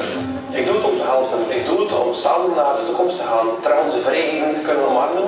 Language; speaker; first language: Dutch; native; Dutch